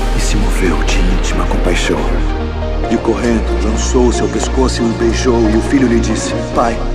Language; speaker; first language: Portuguese; non-native, fluent; English